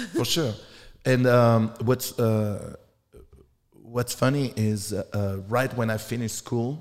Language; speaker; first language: English; non-native, fluent; French